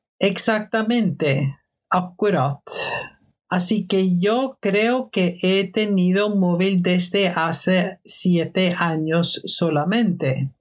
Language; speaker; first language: Spanish; non-native, fluent; Norwegian